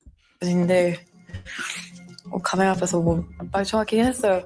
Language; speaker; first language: Korean; non-native, fluent; French